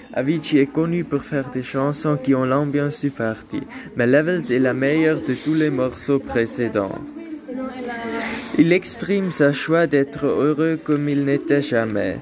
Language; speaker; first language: French; non-native, learner; German